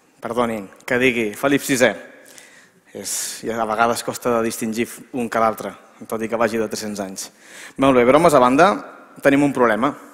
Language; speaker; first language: Catalan; native; Catalan